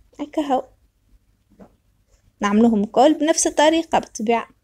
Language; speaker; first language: Arabic; native; Arabic